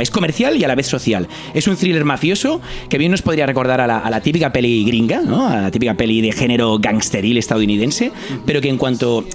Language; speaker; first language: Spanish; non-native, local second language; Catalan